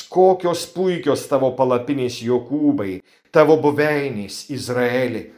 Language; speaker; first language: Lithuanian; native; Lithuanian